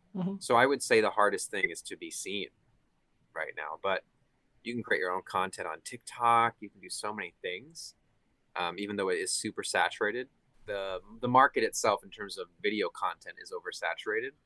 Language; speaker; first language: English; native; English